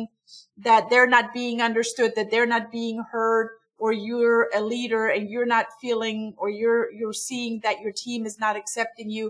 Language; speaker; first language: English; non-native, fluent; German